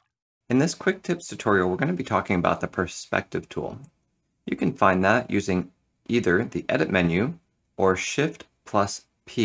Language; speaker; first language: English; native; English